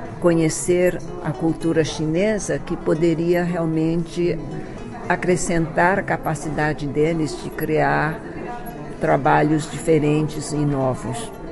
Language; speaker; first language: Portuguese; early bilingual, other home language; Chinese